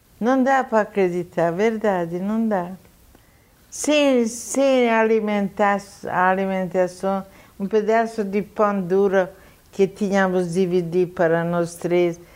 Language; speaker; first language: Portuguese; non-native, fluent; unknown